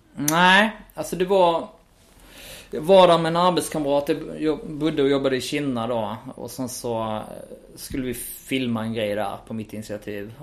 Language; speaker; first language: Swedish; native; Swedish